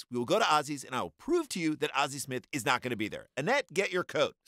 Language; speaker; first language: English; native; English